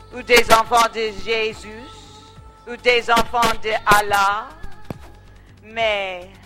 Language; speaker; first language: French; non-native, learner; English